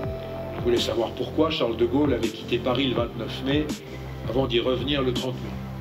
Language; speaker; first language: French; native; French